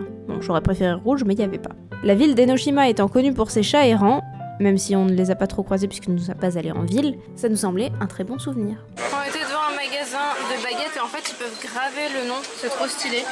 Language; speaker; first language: French; native; French